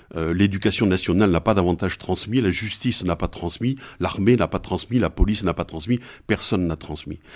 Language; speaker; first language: French; native; French